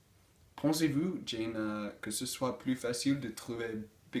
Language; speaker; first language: French; non-native, learner; English